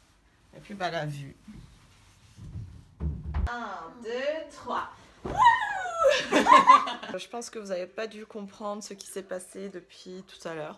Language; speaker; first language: French; early bilingual, other home language; Russian